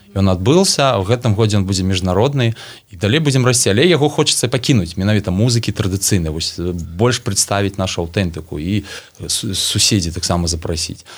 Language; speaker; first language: Belarusian; non-native, local second language; Russian